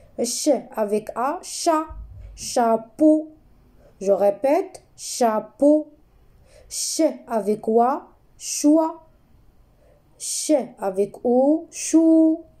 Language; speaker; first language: French; non-native, local second language; Arabic